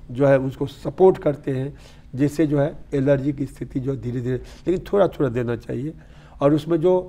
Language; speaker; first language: Hindi; native; Hindi